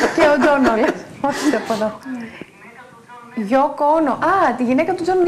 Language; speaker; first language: Greek; native; Greek